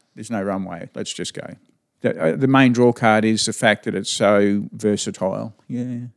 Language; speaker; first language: English; native; English